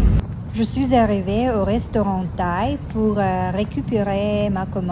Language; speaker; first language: French; non-native, fluent; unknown